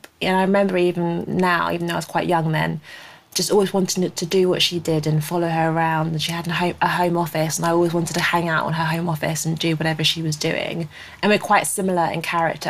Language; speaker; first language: English; native; English